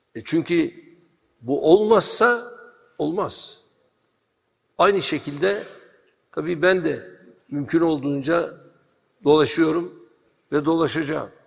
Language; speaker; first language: Turkish; native; Turkish